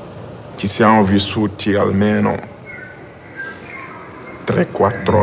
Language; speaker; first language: Italian; non-native, fluent; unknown